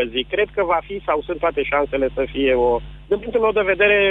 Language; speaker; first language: Romanian; native; Romanian